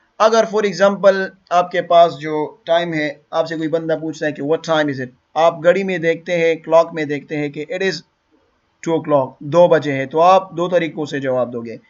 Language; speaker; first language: Urdu; non-native, local second language; Pashto